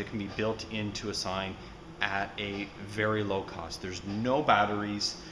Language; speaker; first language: English; native; English